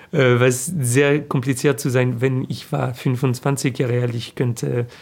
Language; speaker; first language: German; non-native, fluent; French